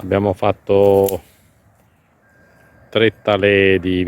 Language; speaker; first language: Italian; native; Italian